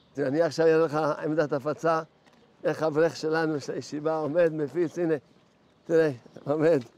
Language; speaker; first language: Hebrew; early bilingual, other home language; Arabic